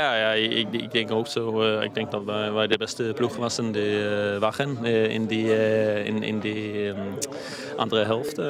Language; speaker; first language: Dutch; non-native, fluent; Danish